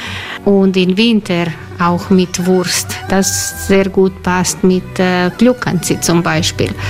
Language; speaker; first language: German; non-native, learner; Croatian